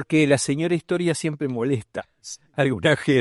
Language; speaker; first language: Spanish; native; Spanish